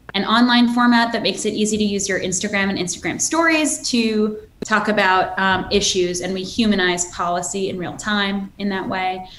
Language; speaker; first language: English; native; English